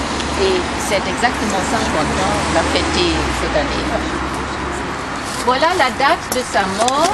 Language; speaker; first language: French; non-native, fluent; German